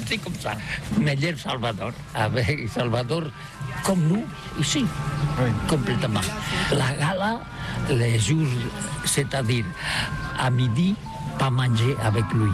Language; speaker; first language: French; non-native, learner; Catalan